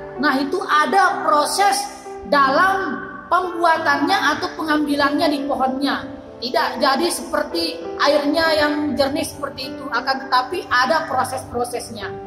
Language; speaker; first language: Indonesian; non-native, local second language; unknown